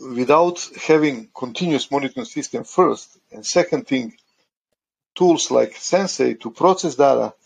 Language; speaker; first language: English; non-native, fluent; Croatian